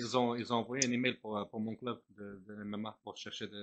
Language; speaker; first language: French; non-native, fluent; Portuguese